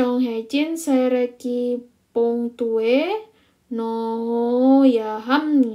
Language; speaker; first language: Korean; non-native, fluent; Indonesian